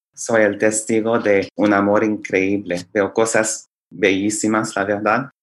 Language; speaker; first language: Spanish; non-native, fluent; English